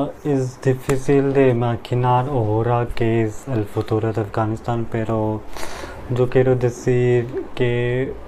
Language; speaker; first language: Spanish; non-native, learner; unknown